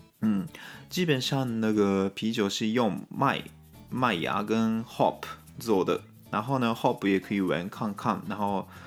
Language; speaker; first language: Chinese; non-native, fluent; Japanese